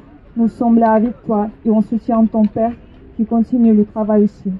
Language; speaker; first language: French; non-native, fluent; Russian